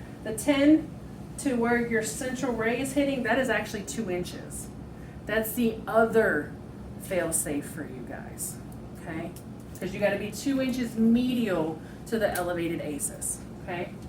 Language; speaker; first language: English; native; English